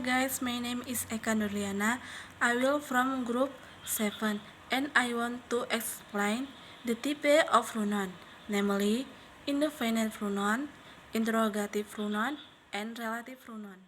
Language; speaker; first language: English; non-native, learner; Indonesian